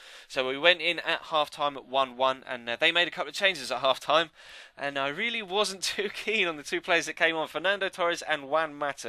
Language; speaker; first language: English; native; English